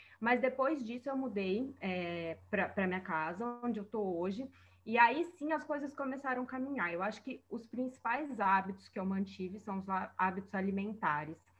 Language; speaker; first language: Portuguese; native; Portuguese